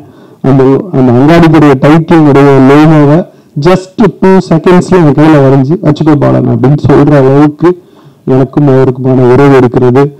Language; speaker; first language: Tamil; native; Tamil